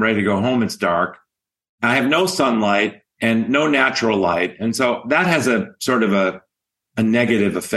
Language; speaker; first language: English; native; English